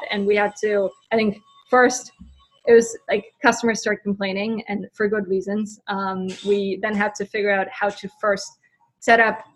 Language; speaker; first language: English; non-native, fluent; German